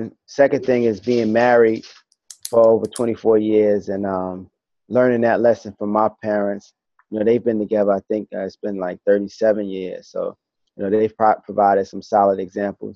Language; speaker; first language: English; native; English